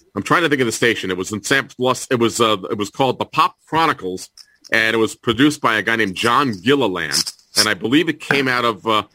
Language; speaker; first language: English; native; English